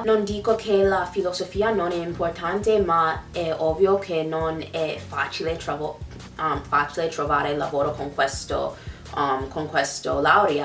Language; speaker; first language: Italian; non-native, fluent; English